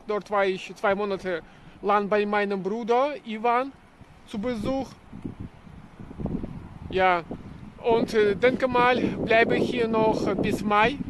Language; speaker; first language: German; non-native, fluent; Russian